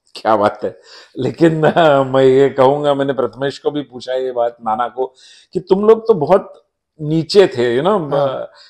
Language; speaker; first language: Hindi; non-native, local second language; Marathi